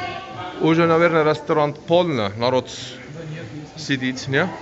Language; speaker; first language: Russian; non-native, learner; Turkish